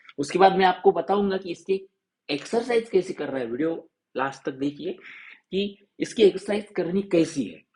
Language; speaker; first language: Hindi; non-native, local second language; Marathi